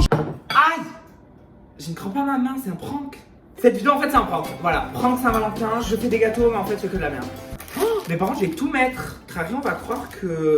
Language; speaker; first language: French; native; French